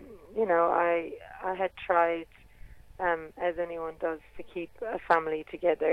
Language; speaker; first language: English; native; English